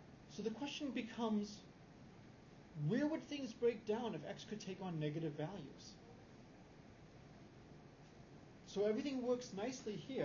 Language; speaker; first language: English; native; English